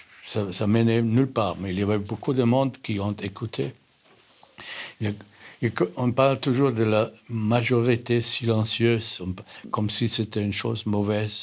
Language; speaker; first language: French; non-native, fluent; German